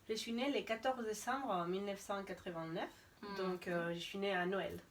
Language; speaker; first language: French; non-native, fluent; Spanish